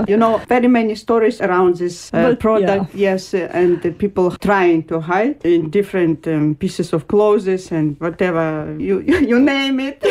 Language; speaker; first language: English; non-native, learner; Ukrainian